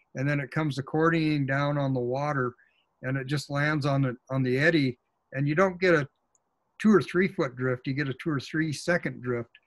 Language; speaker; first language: English; native; English